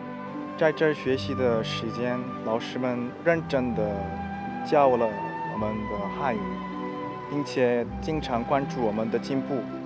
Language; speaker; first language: Chinese; non-native, fluent; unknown